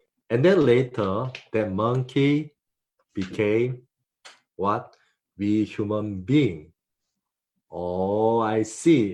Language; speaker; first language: English; non-native, learner; Korean